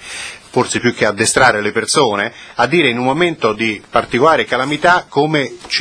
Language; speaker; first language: Italian; native; Italian